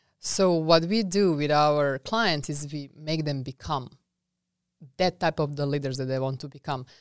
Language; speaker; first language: English; non-native, fluent; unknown